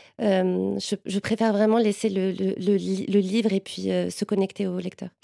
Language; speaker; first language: French; non-native, local second language; Arabic